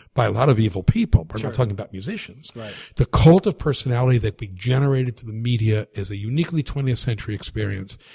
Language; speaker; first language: English; native; English